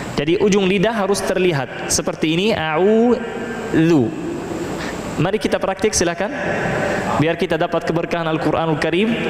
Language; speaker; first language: Malay; non-native, fluent; Arabic